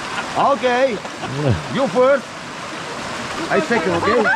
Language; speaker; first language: English; non-native, learner; Slovak